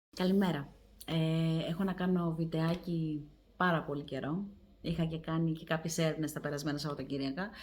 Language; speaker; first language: Greek; early bilingual, heritage; Greek